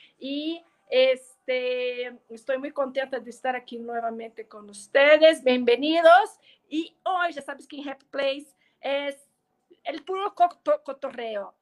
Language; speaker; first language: Portuguese; non-native, learner; Spanish